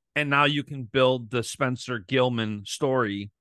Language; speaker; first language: English; native; English